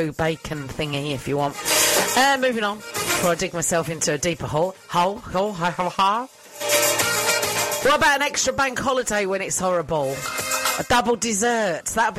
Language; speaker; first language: English; native; English